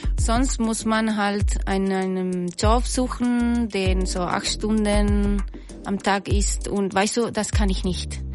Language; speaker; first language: German; non-native, fluent; Spanish